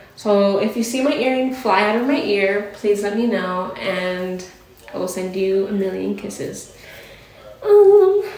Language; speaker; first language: English; native; English